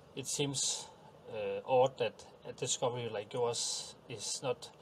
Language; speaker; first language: English; non-native, fluent; Danish